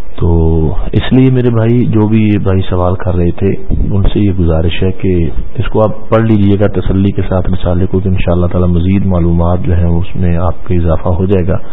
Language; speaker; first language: Urdu; non-native, local second language; Punjabi